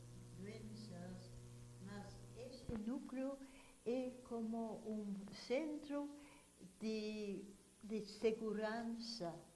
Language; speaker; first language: Portuguese; non-native, fluent; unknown